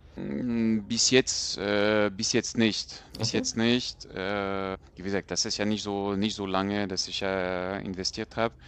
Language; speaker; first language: German; non-native, fluent; French